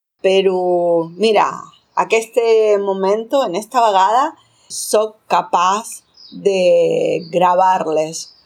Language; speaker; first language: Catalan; non-native, learner; Spanish